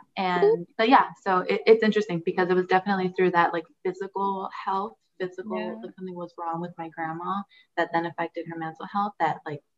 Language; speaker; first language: English; early bilingual, other home language; Spanish